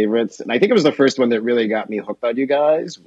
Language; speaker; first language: English; non-native, local second language; Yoruba